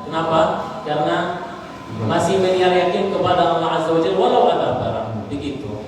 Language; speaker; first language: Indonesian; non-native, learner; Arabic